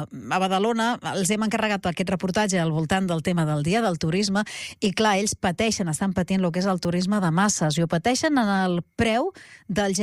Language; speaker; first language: Catalan; native; Catalan